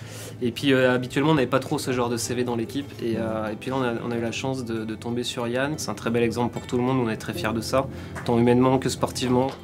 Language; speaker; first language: French; native; French